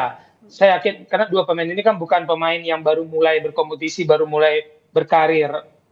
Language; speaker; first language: Indonesian; native; Indonesian